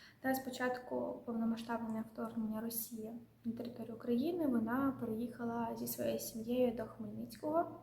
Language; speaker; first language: Ukrainian; non-native, local second language; Russian